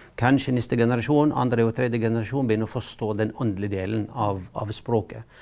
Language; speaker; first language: Norwegian; non-native, fluent; Arabic